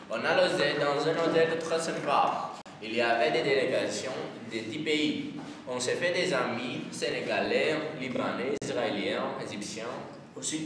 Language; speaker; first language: French; non-native, learner; Greek